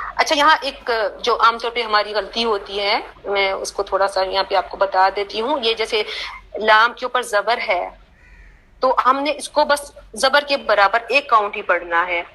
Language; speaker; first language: Urdu; native; Urdu